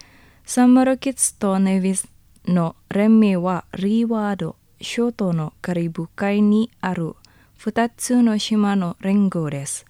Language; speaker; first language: Japanese; non-native, learner; Indonesian